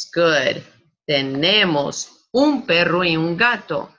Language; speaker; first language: Spanish; non-native, fluent; English